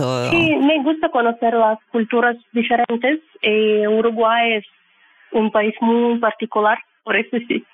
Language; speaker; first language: Spanish; non-native, learner; Russian